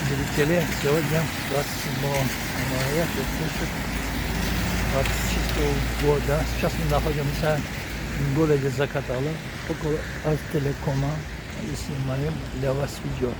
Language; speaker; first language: Russian; non-native, learner; Avaric